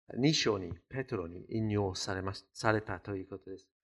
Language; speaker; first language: Japanese; non-native, fluent; English